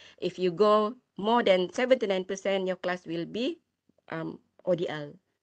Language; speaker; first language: English; non-native, local second language; Malay